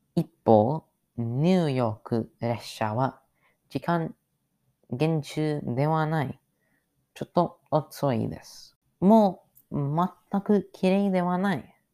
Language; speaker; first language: Japanese; non-native, learner; English